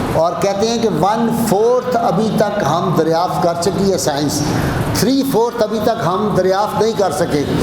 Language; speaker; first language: Urdu; non-native, local second language; Punjabi